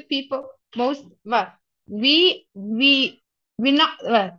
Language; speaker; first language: English; non-native, fluent; Tajik